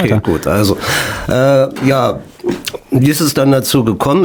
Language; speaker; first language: German; native; German